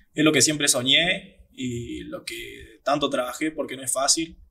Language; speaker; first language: Spanish; native; Spanish